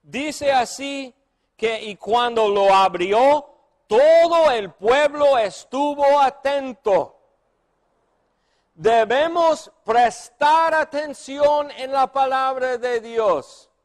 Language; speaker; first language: Spanish; non-native, fluent; English